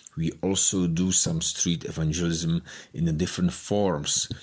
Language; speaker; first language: English; non-native, fluent; Czech